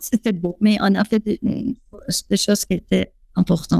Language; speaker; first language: French; non-native, fluent; Persian